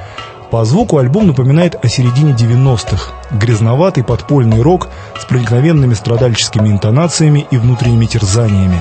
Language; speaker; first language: Russian; native; Russian